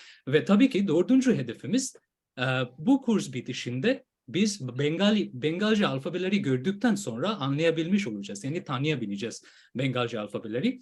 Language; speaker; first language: Turkish; non-native, fluent; Bangla